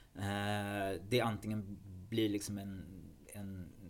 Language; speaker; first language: Swedish; non-native, fluent; English